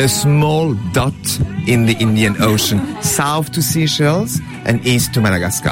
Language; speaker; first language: English; non-native, local second language; Morisyen